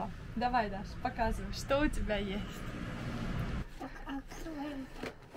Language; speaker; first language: Russian; native; Russian